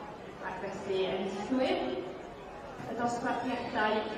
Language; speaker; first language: Welsh; native; Welsh